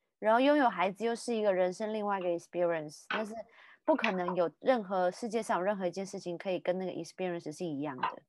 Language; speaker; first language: Chinese; native; Chinese